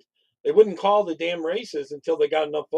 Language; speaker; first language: English; native; English